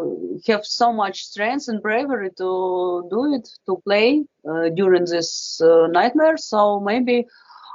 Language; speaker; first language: English; non-native, fluent; Russian